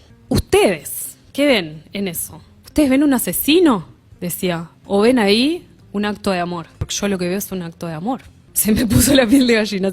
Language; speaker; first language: Spanish; native; Spanish